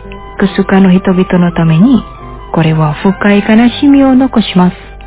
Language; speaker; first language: Japanese; non-native, fluent; Indonesian